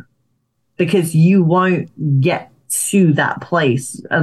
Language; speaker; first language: English; native; English